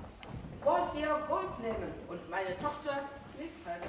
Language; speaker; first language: German; non-native, learner; Mongolian